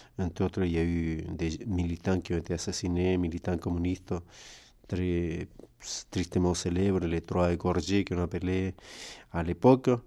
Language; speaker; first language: French; non-native, fluent; Spanish